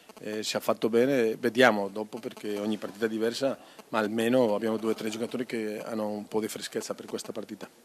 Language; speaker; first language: Italian; non-native, fluent; Spanish